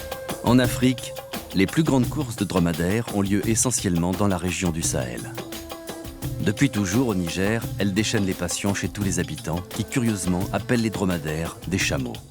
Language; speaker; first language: French; native; French